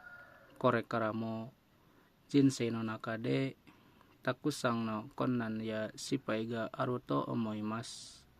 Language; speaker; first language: Japanese; non-native, learner; Indonesian